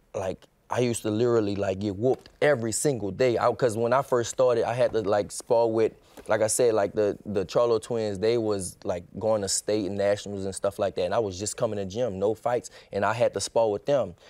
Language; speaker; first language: English; native; English